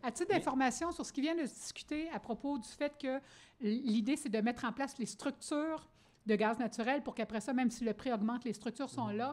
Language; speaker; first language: French; native; French